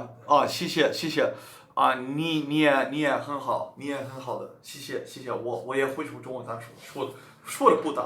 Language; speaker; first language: Chinese; non-native, learner; Dutch